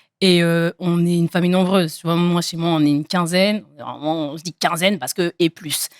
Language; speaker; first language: French; native; French